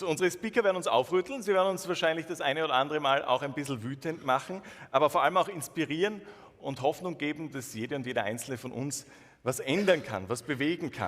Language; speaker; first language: German; native; German